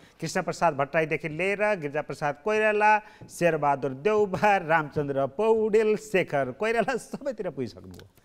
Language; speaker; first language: Nepali; native; Nepali